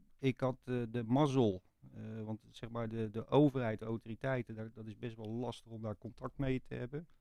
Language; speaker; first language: Dutch; native; Dutch